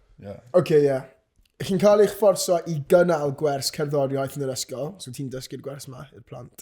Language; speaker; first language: Welsh; native; Welsh